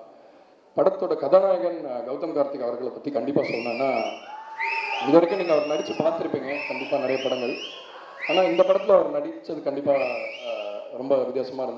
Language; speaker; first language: Tamil; native; Tamil